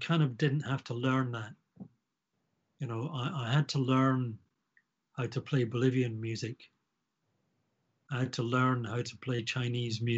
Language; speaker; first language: English; native; English